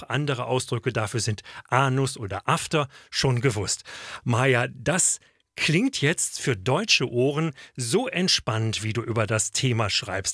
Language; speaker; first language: German; native; German